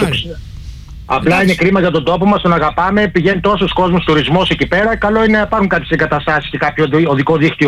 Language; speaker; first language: Greek; native; Greek